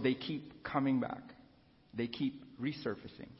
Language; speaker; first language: English; non-native, local second language; Filipino